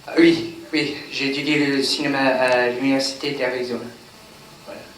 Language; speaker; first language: French; non-native, learner; English